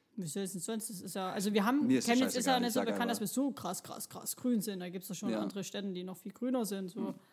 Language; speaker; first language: German; native; German